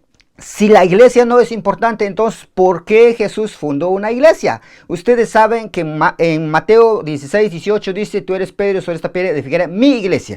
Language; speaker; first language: Spanish; native; Spanish